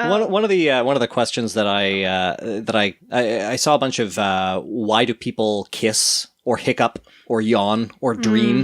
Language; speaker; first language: English; native; English